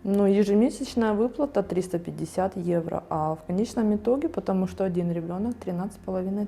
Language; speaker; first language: Russian; native; Russian